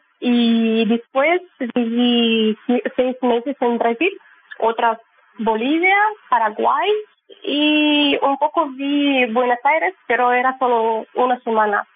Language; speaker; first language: Spanish; non-native, learner; Russian